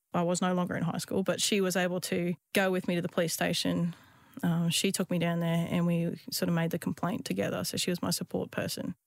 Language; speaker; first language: English; native; English